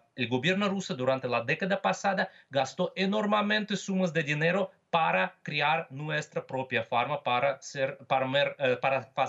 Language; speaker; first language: Spanish; non-native, fluent; Russian